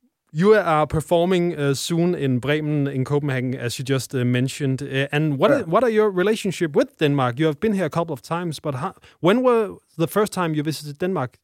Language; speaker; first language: English; non-native, fluent; Danish